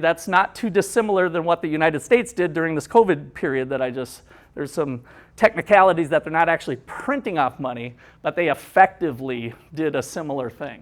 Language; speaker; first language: English; native; English